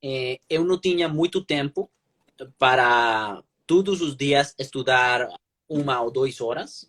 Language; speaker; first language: Portuguese; non-native, learner; Spanish